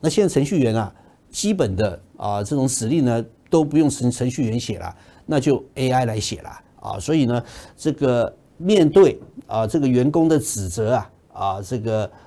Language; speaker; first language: Chinese; native; Chinese